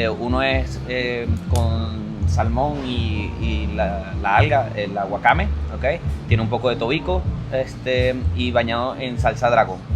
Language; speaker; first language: Spanish; native; Spanish